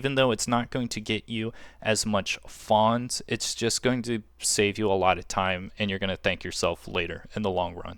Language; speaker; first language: English; native; English